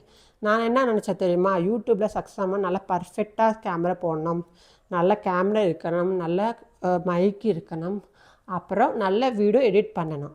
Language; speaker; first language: Tamil; non-native, local second language; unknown